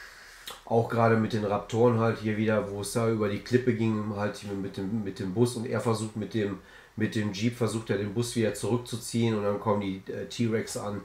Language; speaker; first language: German; native; German